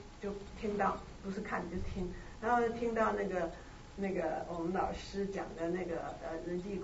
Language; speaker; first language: Chinese; native; Chinese